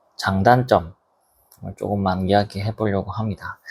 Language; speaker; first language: Korean; native; Korean